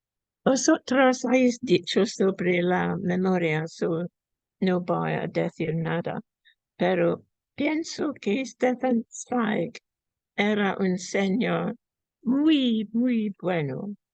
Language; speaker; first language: Spanish; non-native, fluent; English